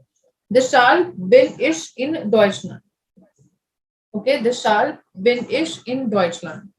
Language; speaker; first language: German; non-native, fluent; Hindi